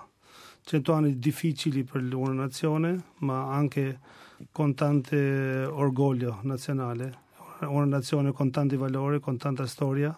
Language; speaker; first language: Italian; non-native, fluent; Albanian